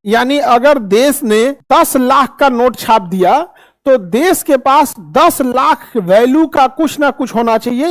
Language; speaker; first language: Hindi; native; Hindi